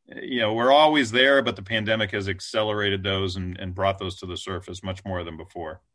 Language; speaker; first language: English; native; English